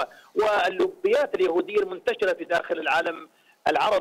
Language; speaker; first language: Arabic; native; Arabic